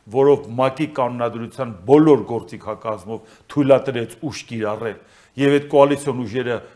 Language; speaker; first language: Armenian; native; Armenian